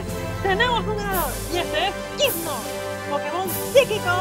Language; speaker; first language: Spanish; native; Spanish